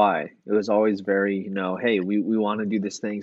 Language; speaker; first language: English; native; English